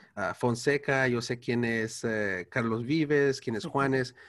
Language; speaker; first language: Spanish; early bilingual, heritage; Spanish